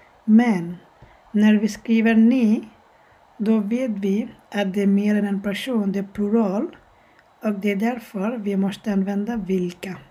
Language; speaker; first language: Swedish; non-native, fluent; Bangla